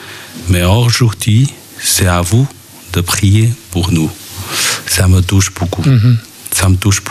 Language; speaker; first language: French; non-native, fluent; Chinese